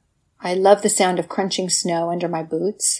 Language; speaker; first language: English; native; English